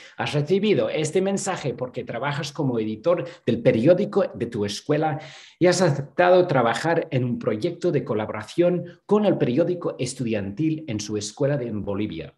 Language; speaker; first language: Spanish; non-native, fluent; English